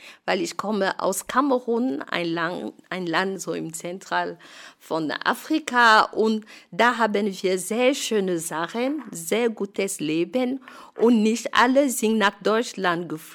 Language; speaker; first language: German; non-native, fluent; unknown